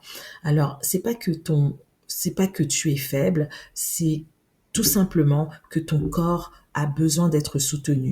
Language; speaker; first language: French; native; French